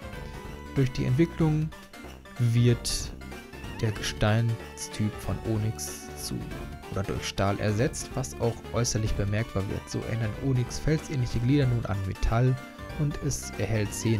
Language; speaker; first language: German; native; German